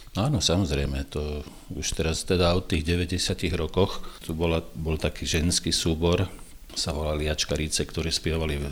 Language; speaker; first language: Slovak; non-native, local second language; Croatian